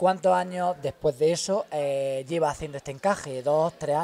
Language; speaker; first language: Spanish; native; Spanish